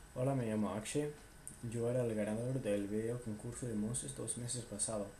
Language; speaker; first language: Spanish; non-native, fluent; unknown